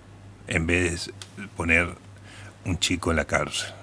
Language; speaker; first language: Spanish; native; Spanish